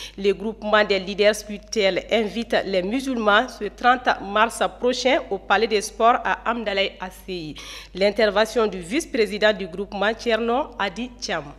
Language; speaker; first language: French; non-native, local second language; Bambara